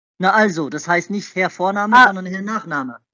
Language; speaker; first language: German; native; German